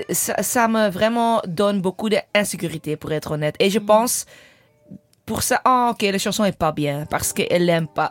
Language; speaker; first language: French; non-native, learner; English